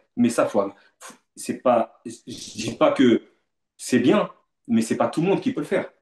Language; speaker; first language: French; native; French